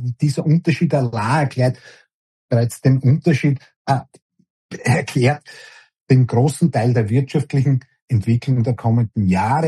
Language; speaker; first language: German; native; German